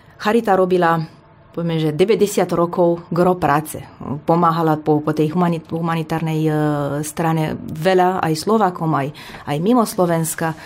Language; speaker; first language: Slovak; non-native, fluent; Romanian